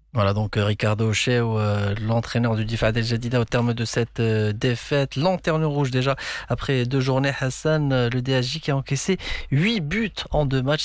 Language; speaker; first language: French; non-native, local second language; Arabic